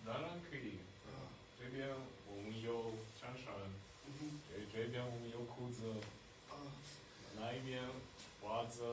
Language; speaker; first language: Chinese; non-native, learner; Somali